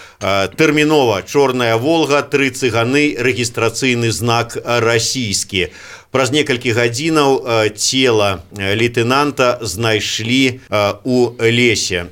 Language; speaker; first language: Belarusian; native; Belarusian